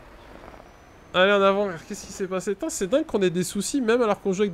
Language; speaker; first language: French; native; French